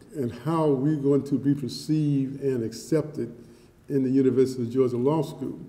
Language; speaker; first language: English; native; English